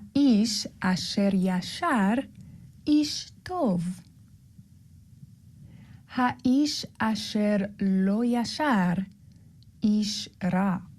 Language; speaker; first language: Hebrew; non-native, learner; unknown